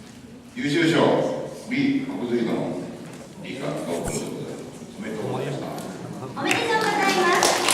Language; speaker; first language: Japanese; native; Japanese